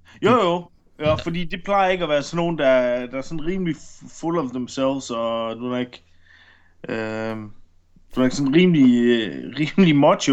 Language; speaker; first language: Danish; native; Danish